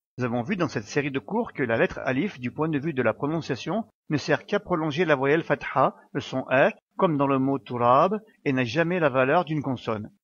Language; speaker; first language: French; native; French